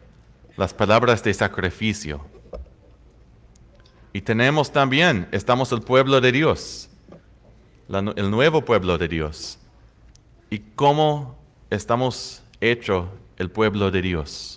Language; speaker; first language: Spanish; non-native, fluent; English